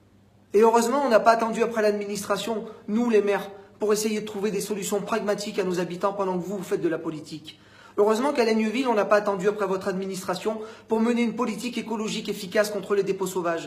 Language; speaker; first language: French; native; French